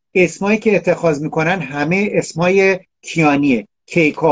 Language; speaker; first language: Persian; native; Persian